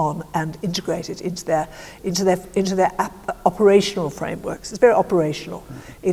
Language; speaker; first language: English; native; English